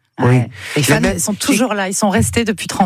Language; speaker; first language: French; native; French